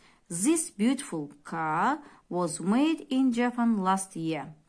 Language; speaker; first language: English; non-native, fluent; Azerbaijani